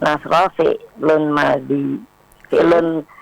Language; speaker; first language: Arabic; non-native, learner; Indonesian